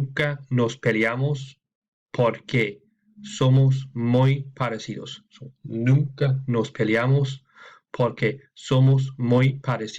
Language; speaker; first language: Spanish; non-native, fluent; English